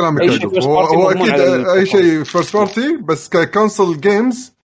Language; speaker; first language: Arabic; native; Arabic